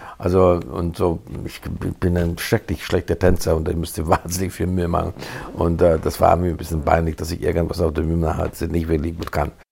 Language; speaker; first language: German; non-native, fluent; Hungarian